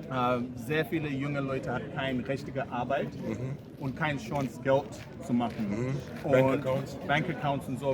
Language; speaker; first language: German; non-native, learner; English